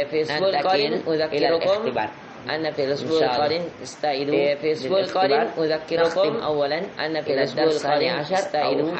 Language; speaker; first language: Arabic; non-native, fluent; Indonesian